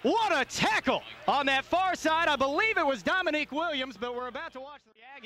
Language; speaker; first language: English; native; English